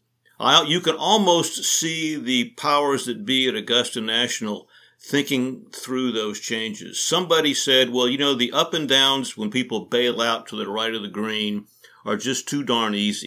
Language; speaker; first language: English; native; English